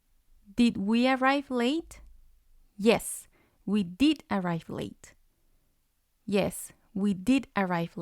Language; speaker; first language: English; non-native, fluent; Spanish